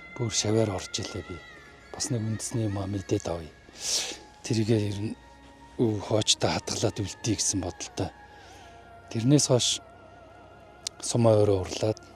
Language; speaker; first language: Mongolian; native; Mongolian